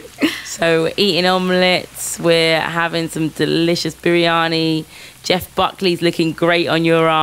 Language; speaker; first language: English; native; English